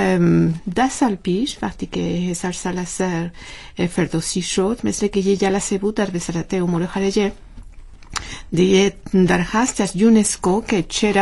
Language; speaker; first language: Persian; non-native, learner; Spanish